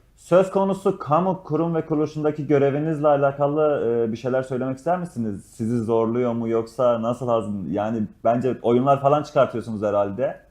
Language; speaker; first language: Turkish; native; Turkish